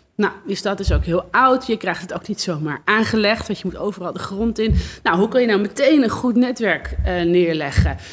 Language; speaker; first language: Dutch; native; Dutch